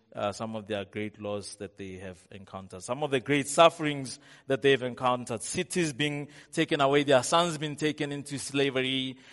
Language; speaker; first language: English; non-native, local second language; Tswana